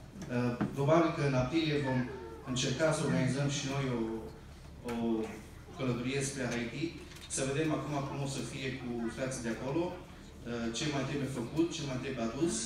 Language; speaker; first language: Romanian; early bilingual, heritage; Romanian